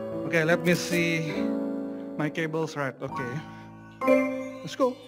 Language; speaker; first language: English; non-native, fluent; Indonesian